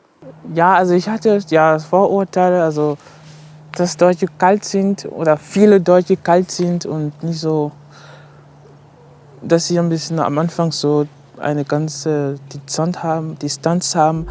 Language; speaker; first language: German; non-native, fluent; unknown